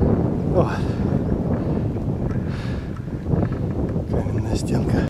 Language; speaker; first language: Russian; native; Russian